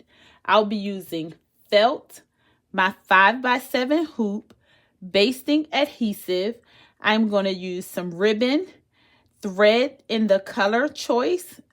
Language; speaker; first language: English; native; English